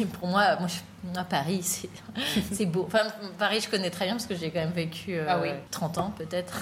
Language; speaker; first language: French; native; French